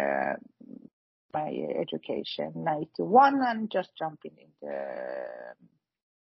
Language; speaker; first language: English; non-native, fluent; Persian